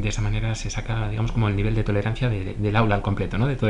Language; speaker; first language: Spanish; native; Spanish